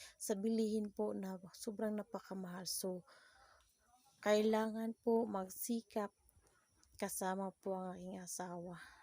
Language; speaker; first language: Filipino; non-native, local second language; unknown